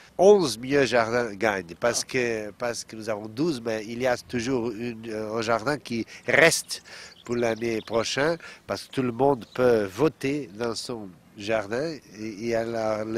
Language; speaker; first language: French; non-native, fluent; Portuguese